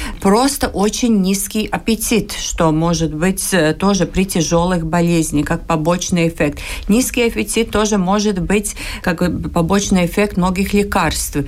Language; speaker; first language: Russian; non-native, local second language; Latvian